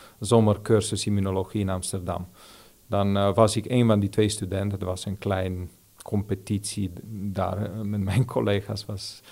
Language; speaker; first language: Dutch; non-native, fluent; Romanian